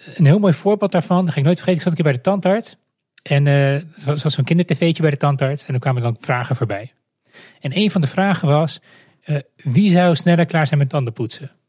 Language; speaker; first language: Dutch; non-native, fluent; Romanian